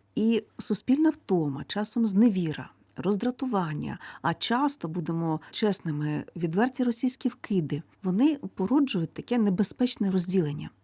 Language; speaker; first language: Ukrainian; native; Ukrainian